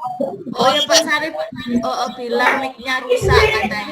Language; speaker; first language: Indonesian; native; Indonesian